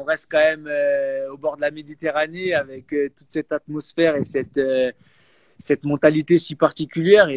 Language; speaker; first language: French; native; French